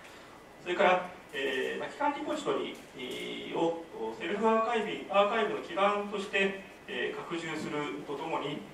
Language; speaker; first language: Japanese; native; Japanese